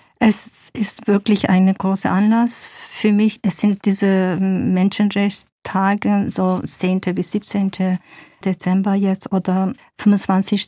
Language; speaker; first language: German; non-native, fluent; Zaza